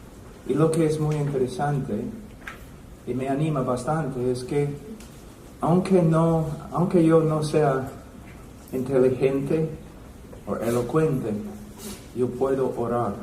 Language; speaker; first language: Spanish; non-native, fluent; English